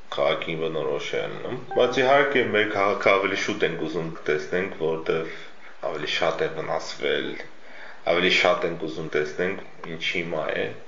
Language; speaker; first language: Armenian; native; Armenian